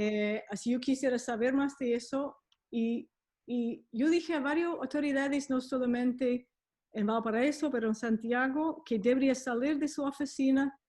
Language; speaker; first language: Spanish; non-native, fluent; English